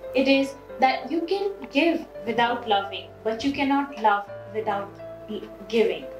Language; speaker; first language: English; non-native, local second language; Urdu